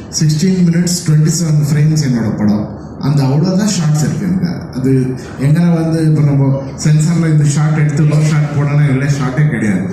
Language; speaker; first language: Tamil; non-native, local second language; Kannada